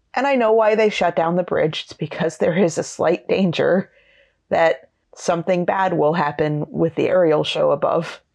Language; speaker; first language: English; native; English